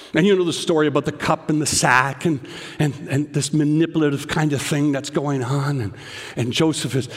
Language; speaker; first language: English; native; English